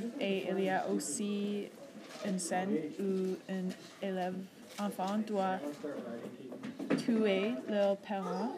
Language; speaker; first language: French; non-native, learner; English